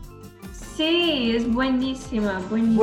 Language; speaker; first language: Spanish; non-native, learner; Portuguese